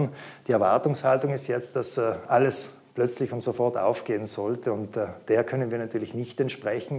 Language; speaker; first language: German; native; German